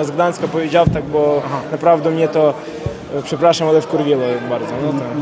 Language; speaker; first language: Polish; non-native, learner; Ukrainian